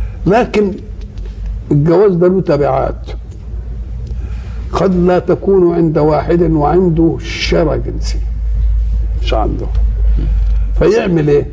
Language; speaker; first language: Arabic; native; Arabic